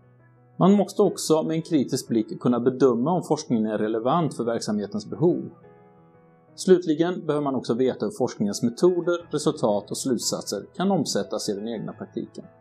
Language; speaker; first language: Swedish; native; Swedish